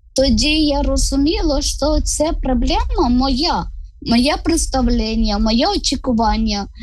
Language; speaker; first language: Ukrainian; non-native, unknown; Malayalam